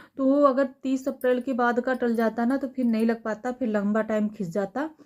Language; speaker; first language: Hindi; native; Hindi